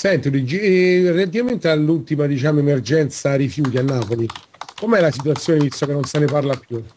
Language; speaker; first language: Italian; native; Italian